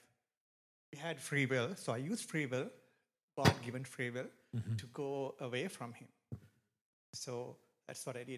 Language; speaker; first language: English; non-native, local second language; Sinhala